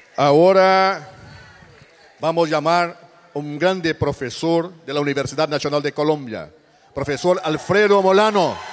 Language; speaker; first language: Spanish; non-native, learner; Portuguese